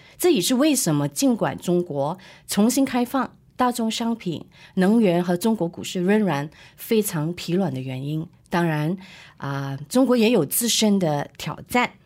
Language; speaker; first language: Chinese; native; Chinese